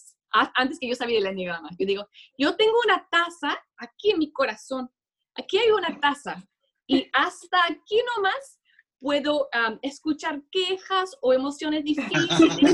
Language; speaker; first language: Spanish; non-native, fluent; English